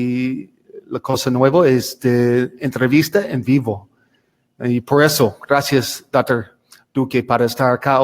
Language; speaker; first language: Spanish; non-native, learner; English